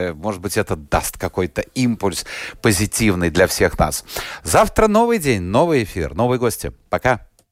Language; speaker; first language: Russian; native; Russian